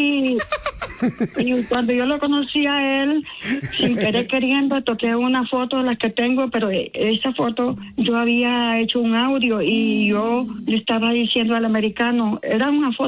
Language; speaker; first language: Spanish; native; Spanish